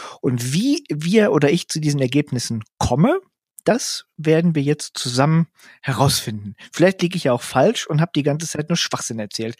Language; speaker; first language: German; native; German